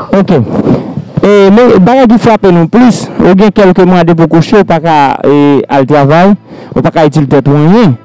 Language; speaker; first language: Haitian Creole; native; Haitian Creole